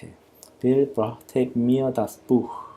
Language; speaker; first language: German; non-native, fluent; Korean